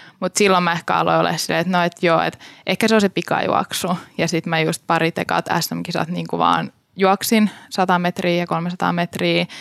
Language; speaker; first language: Finnish; native; Finnish